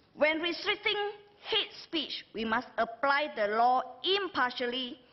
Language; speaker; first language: English; non-native, local second language; Chinese